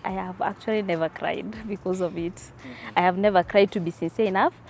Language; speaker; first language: English; non-native, local second language; Kikuyu